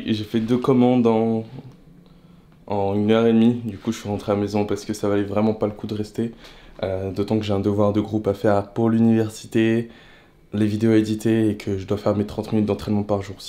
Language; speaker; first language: French; native; French